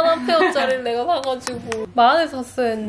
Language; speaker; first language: Korean; native; Korean